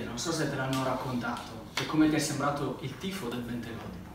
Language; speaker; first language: Italian; native; Italian